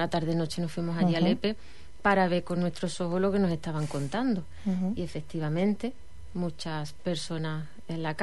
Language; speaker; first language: Spanish; native; Spanish